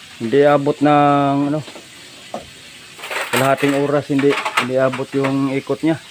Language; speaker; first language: Filipino; native; Filipino